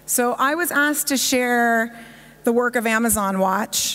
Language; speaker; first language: English; native; English